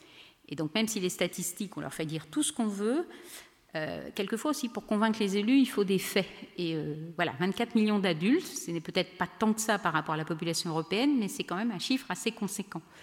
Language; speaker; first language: French; native; French